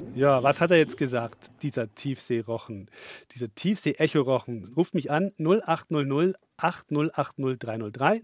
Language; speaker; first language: German; native; German